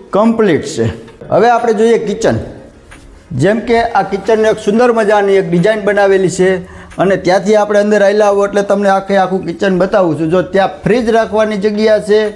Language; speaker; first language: Gujarati; native; Gujarati